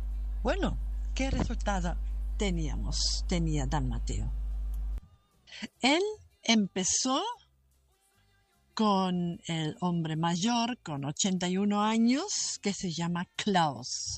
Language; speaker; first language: Spanish; non-native, local second language; German